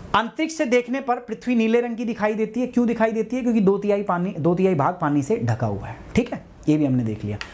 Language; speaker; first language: Hindi; native; Hindi